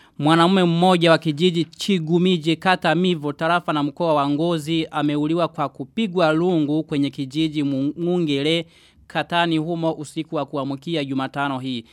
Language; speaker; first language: Swahili; non-native, local second language; Rundi